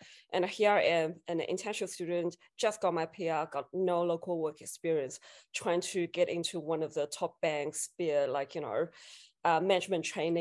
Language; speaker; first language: English; non-native, fluent; Chinese